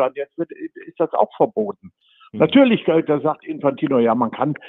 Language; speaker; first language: German; native; German